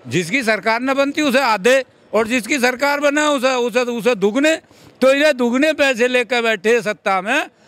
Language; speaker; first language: Hindi; native; Hindi